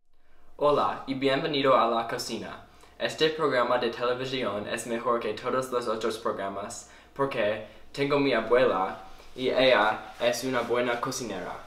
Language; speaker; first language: Spanish; non-native, learner; English